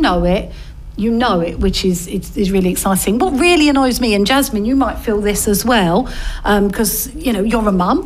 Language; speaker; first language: English; native; English